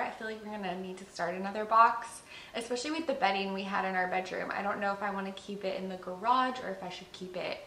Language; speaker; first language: English; native; English